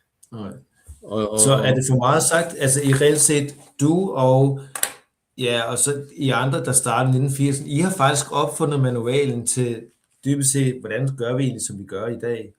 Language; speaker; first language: Danish; native; Danish